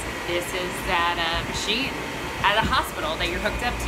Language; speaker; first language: English; native; English